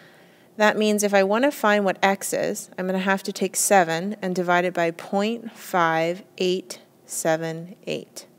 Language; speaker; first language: English; native; English